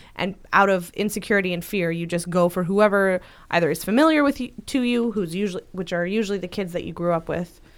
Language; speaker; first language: English; native; English